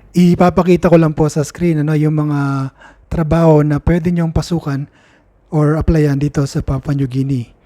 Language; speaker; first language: Filipino; native; Filipino